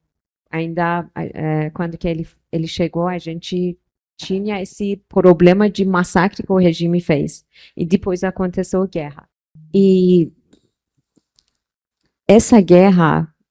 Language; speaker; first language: Portuguese; non-native, local second language; Persian